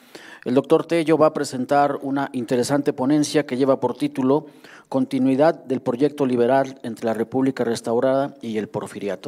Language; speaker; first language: Spanish; native; Spanish